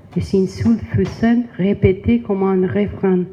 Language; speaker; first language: French; non-native, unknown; Spanish